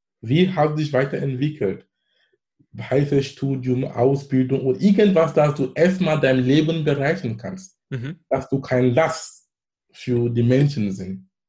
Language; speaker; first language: German; non-native, fluent; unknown